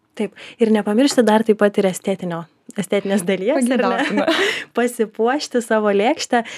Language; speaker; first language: Lithuanian; native; Lithuanian